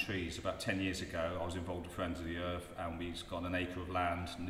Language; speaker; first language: English; native; English